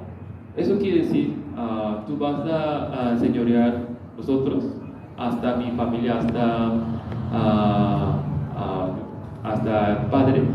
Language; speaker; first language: Spanish; non-native, learner; Korean